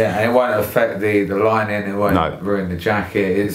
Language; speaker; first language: English; native; English